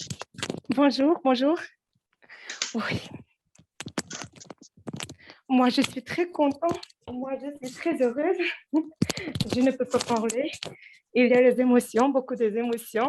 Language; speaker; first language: French; non-native, learner; Uzbek